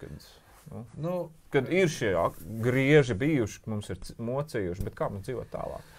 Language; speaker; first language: Latvian; native; Latvian